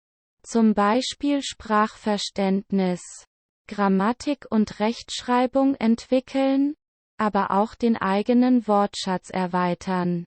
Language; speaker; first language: German; non-native, learner; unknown